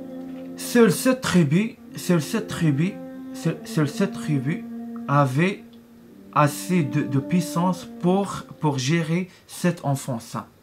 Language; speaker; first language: French; non-native, learner; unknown